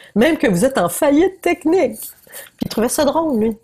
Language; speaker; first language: French; native; French